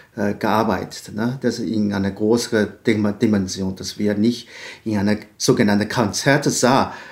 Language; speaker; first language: German; non-native, learner; Chinese